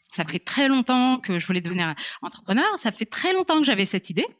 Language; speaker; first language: French; non-native, local second language; Arabic